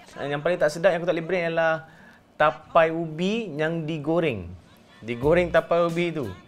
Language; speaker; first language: Malay; native; Malay